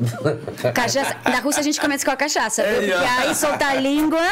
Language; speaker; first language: Portuguese; non-native, fluent; Ukrainian